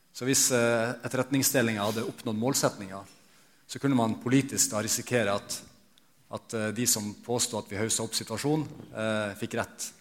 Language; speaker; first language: Norwegian; native; Norwegian